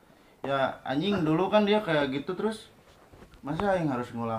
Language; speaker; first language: Indonesian; non-native, local second language; Sundanese